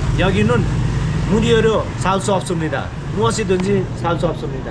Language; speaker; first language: Korean; non-native, learner; Nepali